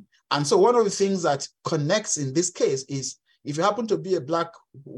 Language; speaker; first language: English; non-native, local second language; Yoruba